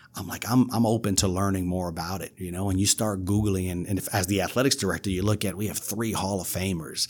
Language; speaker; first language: English; native; English